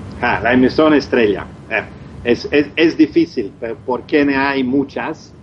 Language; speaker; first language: Spanish; non-native, learner; Croatian